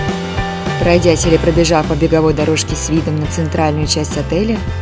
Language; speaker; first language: Russian; native; Russian